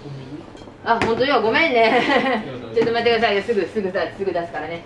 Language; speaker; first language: Japanese; native; Japanese